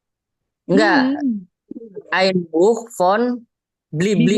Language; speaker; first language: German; non-native, learner; Indonesian